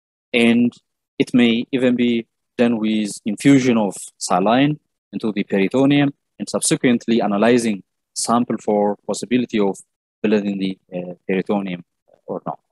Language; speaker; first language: English; non-native, local second language; Amharic